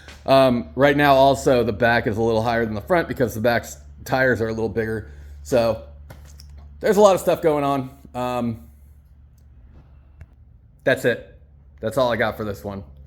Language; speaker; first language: English; native; English